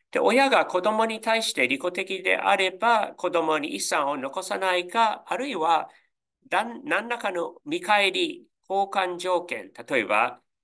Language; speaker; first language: Japanese; non-native, fluent; English